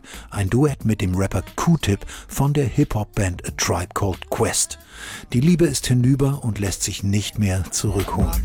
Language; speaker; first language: German; native; German